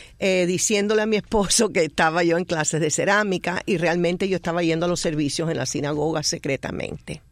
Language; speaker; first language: Spanish; non-native, fluent; English